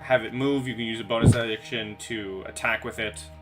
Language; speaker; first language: English; native; English